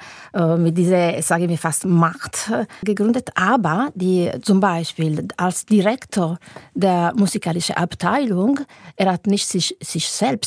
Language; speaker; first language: German; non-native, fluent; Italian